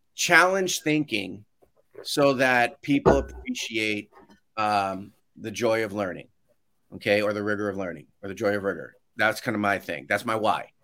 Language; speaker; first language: English; native; English